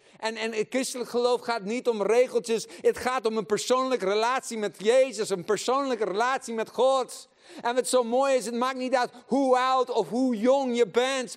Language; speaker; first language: Dutch; non-native, fluent; English